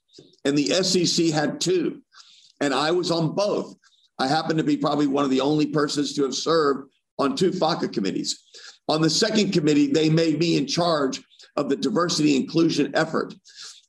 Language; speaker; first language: English; native; English